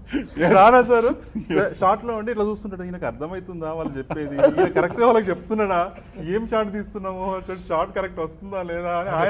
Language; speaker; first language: Telugu; native; Telugu